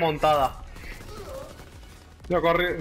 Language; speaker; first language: Spanish; native; Spanish